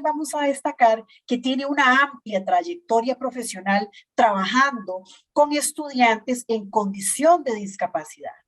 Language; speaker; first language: Spanish; native; Spanish